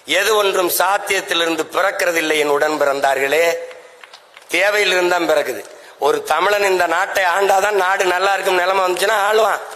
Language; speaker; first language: Tamil; native; Tamil